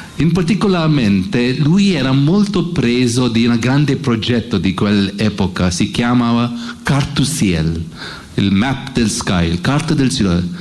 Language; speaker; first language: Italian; non-native, learner; English